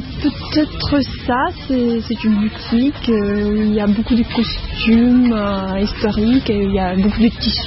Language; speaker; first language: French; non-native, fluent; Russian